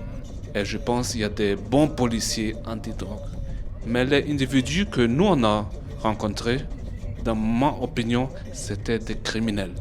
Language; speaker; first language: French; early bilingual, heritage; French